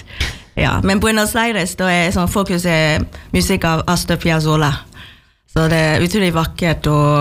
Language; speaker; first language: Norwegian; non-native, learner; Chinese